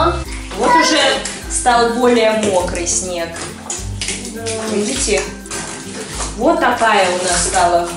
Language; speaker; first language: Russian; native; Russian